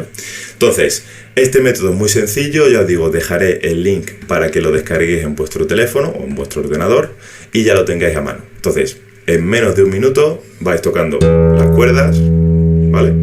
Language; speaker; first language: Spanish; native; Spanish